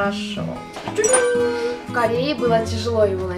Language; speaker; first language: Russian; non-native, learner; Korean